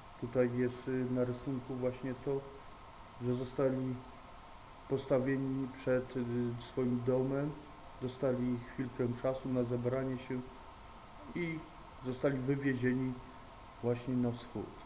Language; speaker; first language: Polish; native; Polish